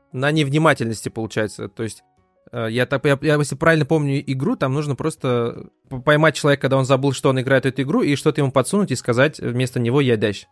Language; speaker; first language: Russian; native; Russian